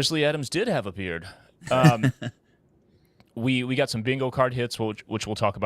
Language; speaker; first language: English; native; English